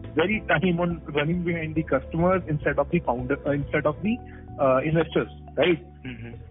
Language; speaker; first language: English; non-native, local second language; Punjabi